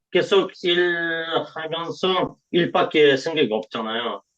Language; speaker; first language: Korean; non-native, learner; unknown